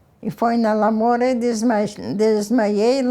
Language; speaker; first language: Portuguese; early bilingual, other home language; Ukrainian